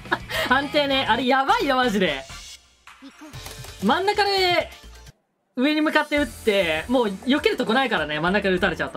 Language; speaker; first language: Japanese; native; Japanese